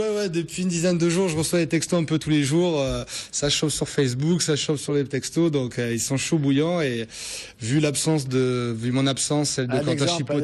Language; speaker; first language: French; native; French